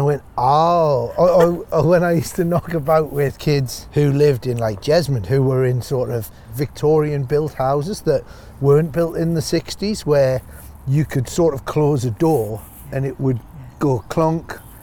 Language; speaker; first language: English; native; English